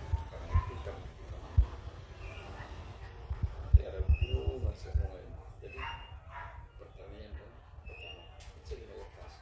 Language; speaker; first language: Indonesian; non-native, local second language; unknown